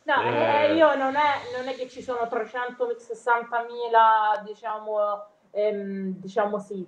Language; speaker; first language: Italian; native; Italian